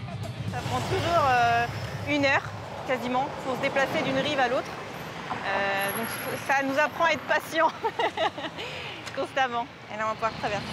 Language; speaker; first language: French; native; French